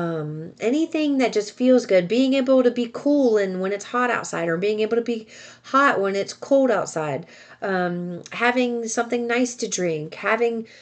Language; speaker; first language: English; native; English